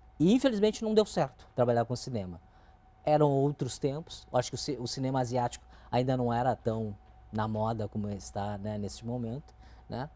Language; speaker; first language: Portuguese; early bilingual, other home language; Chinese